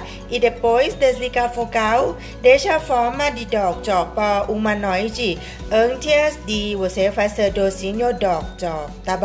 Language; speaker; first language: Portuguese; non-native, learner; Thai